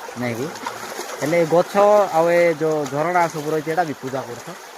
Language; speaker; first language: Odia; native; Odia